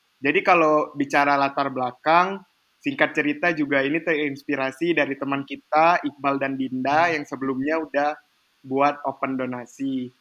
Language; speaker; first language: Indonesian; native; Indonesian